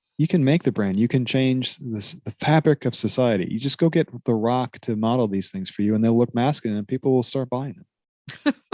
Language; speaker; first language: English; native; English